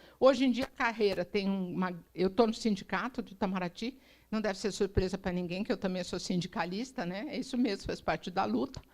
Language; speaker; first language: Portuguese; native; Portuguese